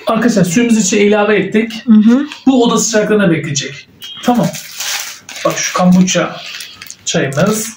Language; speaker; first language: Turkish; native; Turkish